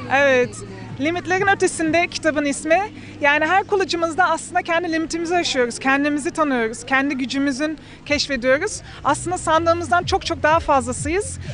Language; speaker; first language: Turkish; early bilingual, heritage; Turkish